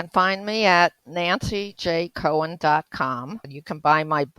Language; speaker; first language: English; native; English